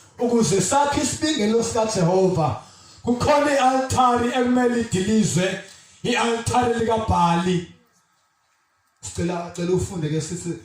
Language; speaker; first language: Zulu; non-native, local second language; Xhosa